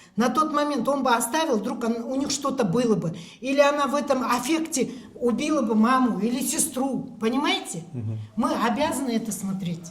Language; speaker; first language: Russian; non-native, local second language; Kazakh